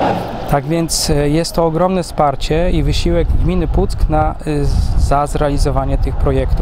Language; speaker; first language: Polish; native; Polish